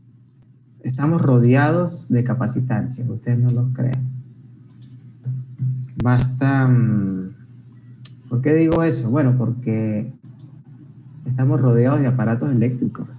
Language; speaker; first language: Spanish; native; Spanish